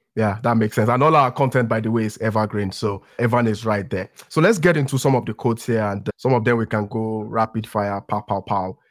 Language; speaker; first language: English; non-native, local second language; Yoruba